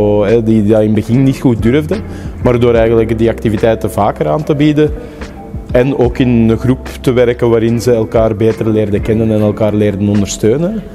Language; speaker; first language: Dutch; native; Dutch